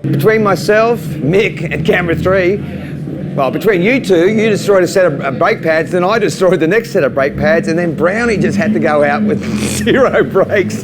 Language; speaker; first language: English; native; English